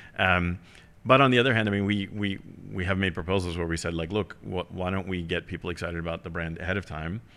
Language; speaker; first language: English; early bilingual, heritage; German